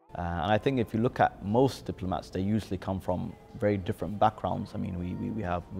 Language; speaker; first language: English; native; English